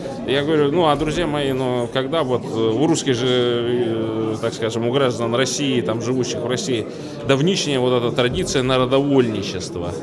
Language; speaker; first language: Russian; native; Russian